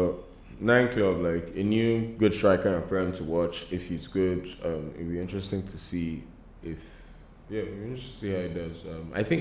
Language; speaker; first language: English; non-native, local second language; Yoruba